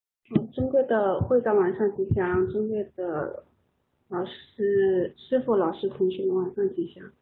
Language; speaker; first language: Chinese; native; Chinese